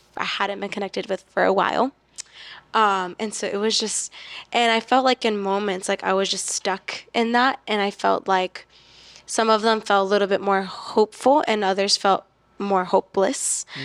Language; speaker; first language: English; early bilingual, other home language; Spanish